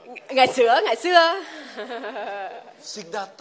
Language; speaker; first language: Russian; non-native, learner; Vietnamese